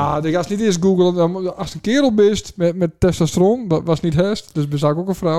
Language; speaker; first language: Dutch; native; Dutch